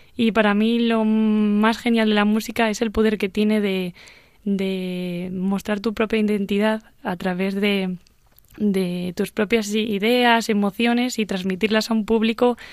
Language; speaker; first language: Spanish; native; Spanish